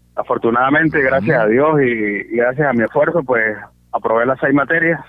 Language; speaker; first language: Spanish; native; Spanish